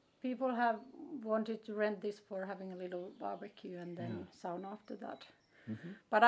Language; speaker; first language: English; non-native, fluent; Finnish